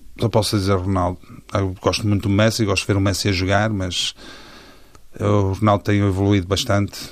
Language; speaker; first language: Portuguese; early bilingual, heritage; Portuguese